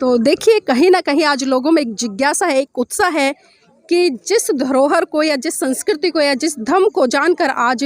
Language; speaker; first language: Hindi; native; Hindi